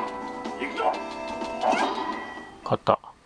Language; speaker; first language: Japanese; native; Japanese